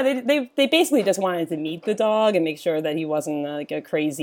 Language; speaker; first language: English; native; English